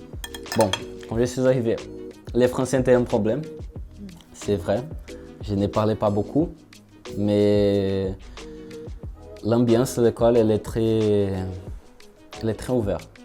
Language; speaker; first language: French; non-native, learner; Portuguese